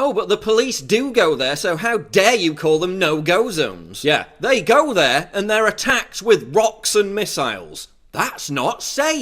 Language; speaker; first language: English; native; English